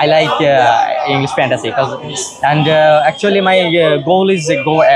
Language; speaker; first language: English; non-native, learner; Bangla